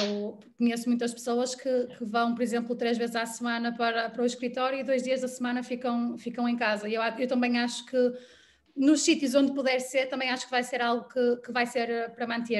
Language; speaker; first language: Portuguese; native; Portuguese